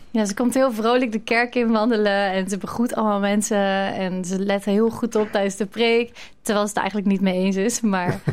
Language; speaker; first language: Dutch; native; Dutch